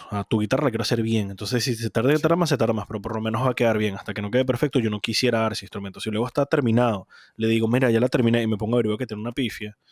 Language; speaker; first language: Spanish; native; Spanish